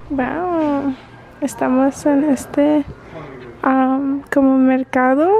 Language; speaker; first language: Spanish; early bilingual, other home language; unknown